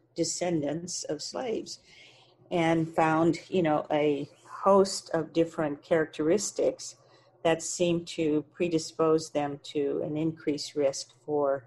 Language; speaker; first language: English; native; English